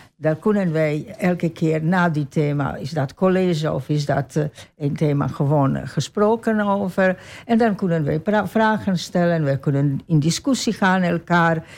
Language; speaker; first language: Dutch; non-native, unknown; Croatian